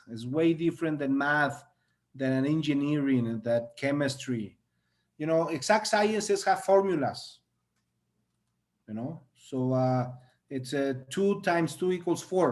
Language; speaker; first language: English; non-native, fluent; Spanish